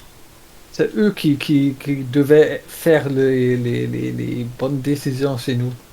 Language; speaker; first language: French; non-native, learner; German